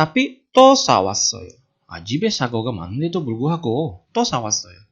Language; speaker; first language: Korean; non-native, fluent; Indonesian